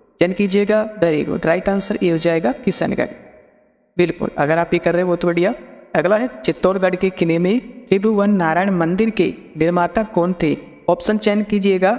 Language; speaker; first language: Hindi; native; Hindi